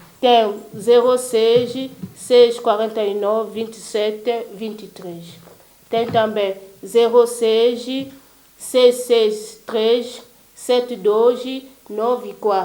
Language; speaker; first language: Portuguese; non-native, learner; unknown